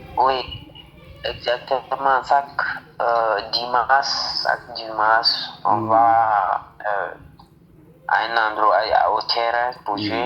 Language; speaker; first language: French; non-native, fluent; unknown